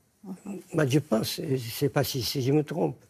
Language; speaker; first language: French; non-native, fluent; Japanese